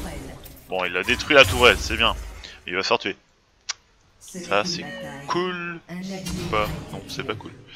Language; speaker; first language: French; native; French